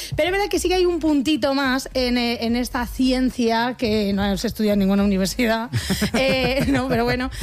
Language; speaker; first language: Spanish; native; Spanish